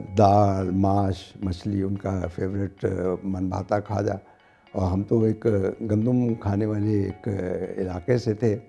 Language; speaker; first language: Urdu; non-native, local second language; Punjabi